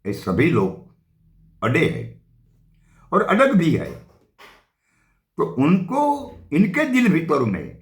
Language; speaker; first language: Hindi; non-native, local second language; Gujarati